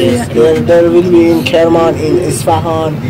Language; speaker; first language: English; non-native, learner; Persian